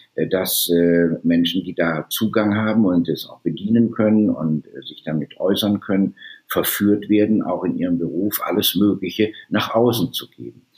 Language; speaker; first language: German; native; German